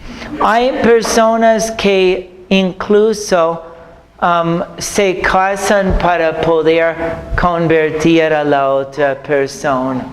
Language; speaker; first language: Spanish; non-native, fluent; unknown